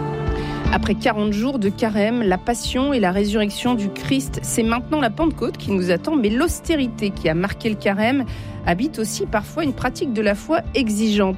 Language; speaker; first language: French; native; French